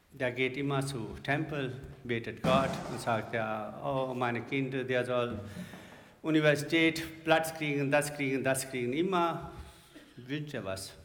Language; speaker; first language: German; non-native, learner; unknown